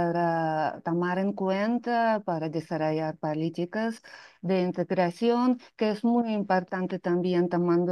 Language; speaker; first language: Spanish; non-native, fluent; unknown